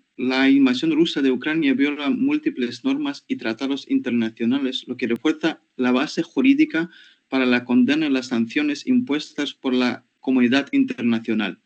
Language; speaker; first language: Spanish; non-native, fluent; Ukrainian